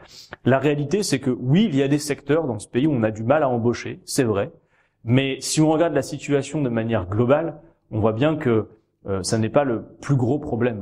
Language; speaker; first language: French; native; French